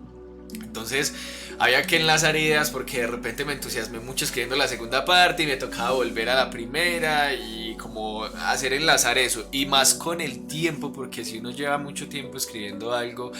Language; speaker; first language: Spanish; native; Spanish